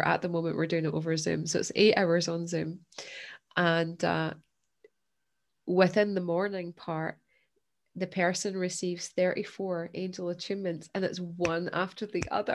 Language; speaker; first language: English; native; English